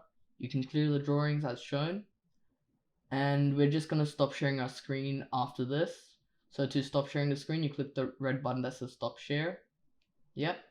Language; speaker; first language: English; native; English